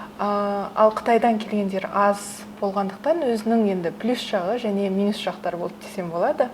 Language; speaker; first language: Kazakh; early bilingual, heritage; Kazakh